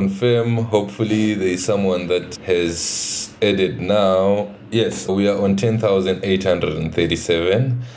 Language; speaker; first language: English; non-native, local second language; Shona